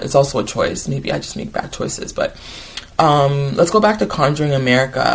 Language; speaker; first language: English; native; English